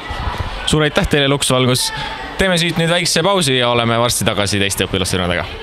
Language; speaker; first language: Estonian; native; Estonian